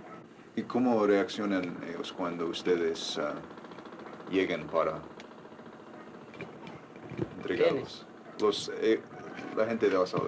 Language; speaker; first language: Spanish; non-native, fluent; English